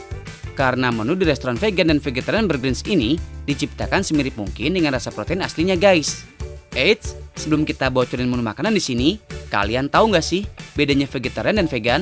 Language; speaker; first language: Indonesian; native; Indonesian